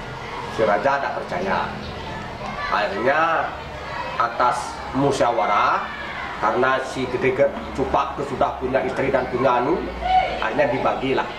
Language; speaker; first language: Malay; non-native, local second language; Balinese